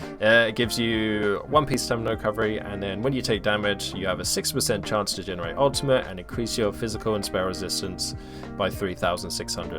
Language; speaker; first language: English; native; English